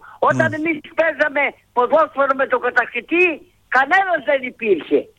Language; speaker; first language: Greek; native; Greek